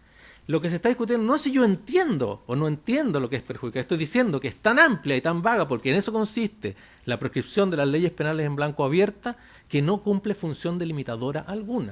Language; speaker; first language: Spanish; native; Spanish